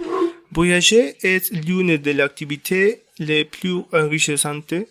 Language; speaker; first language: French; non-native, learner; Spanish